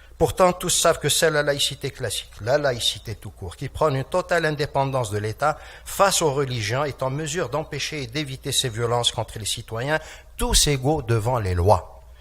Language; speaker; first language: French; non-native, local second language; Kabyle